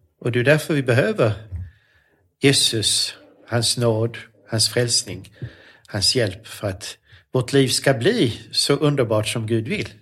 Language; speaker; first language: Swedish; native; Swedish